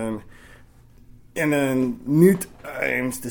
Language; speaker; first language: English; native; English